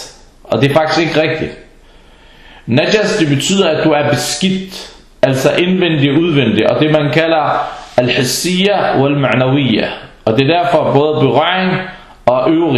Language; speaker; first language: Danish; early bilingual, other home language; Arabic